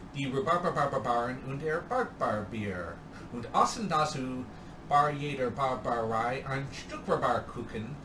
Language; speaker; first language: German; non-native, learner; English